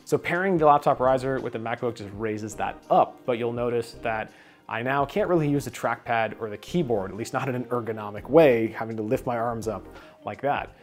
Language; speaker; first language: English; native; English